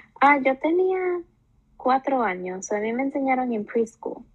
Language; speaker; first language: Spanish; early bilingual, heritage; Spanish